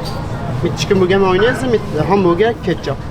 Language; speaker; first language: German; non-native, learner; Turkish